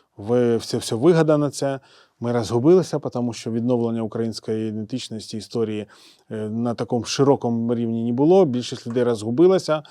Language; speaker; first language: Ukrainian; non-native, local second language; Russian